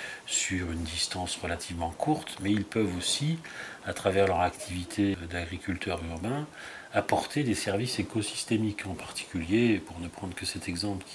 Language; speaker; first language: French; native; French